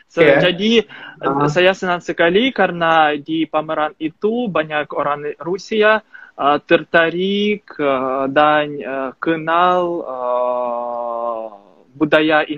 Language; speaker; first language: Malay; non-native, fluent; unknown